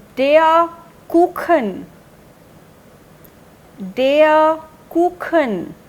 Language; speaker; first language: German; non-native, fluent; Hindi